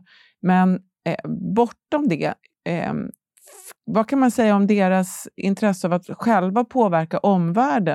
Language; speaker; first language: Swedish; native; Swedish